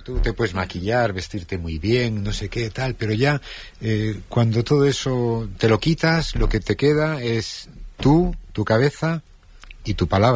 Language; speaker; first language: Spanish; native; Spanish